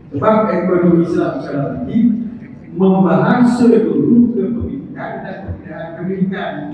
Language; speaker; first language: Malay; non-native, local second language; Achinese